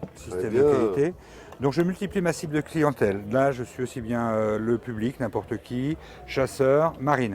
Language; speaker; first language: French; native; French